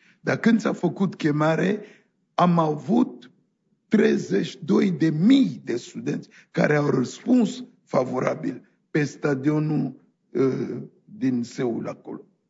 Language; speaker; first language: Romanian; non-native, fluent; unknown